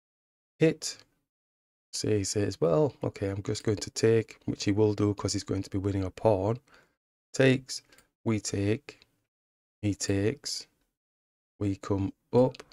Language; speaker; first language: English; native; English